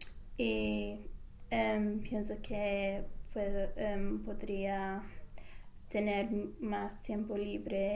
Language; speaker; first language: Spanish; non-native, fluent; English